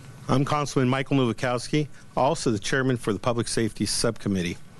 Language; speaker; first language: English; early bilingual, other home language; Spanish